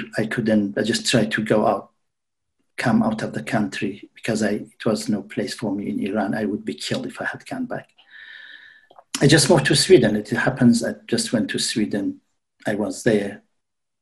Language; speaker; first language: English; non-native, fluent; Central Kurdish